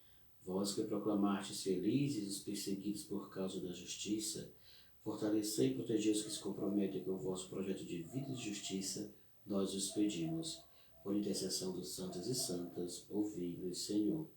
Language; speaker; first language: Portuguese; native; Portuguese